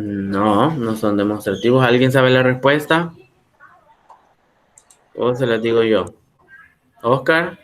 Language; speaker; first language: Spanish; native; Spanish